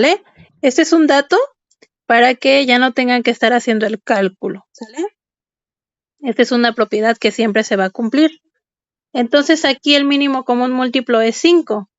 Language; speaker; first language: Spanish; native; Spanish